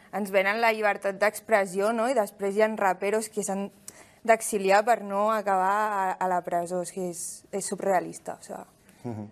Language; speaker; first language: Catalan; early bilingual, other home language; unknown